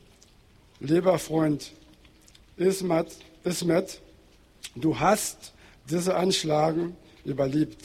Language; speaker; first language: German; non-native, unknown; Portuguese